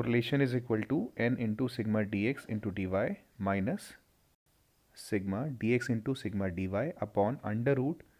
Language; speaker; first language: English; non-native, local second language; Hindi